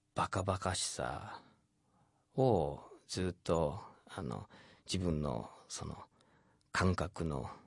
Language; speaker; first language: Japanese; non-native, fluent; English